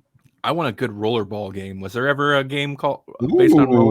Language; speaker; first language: English; native; English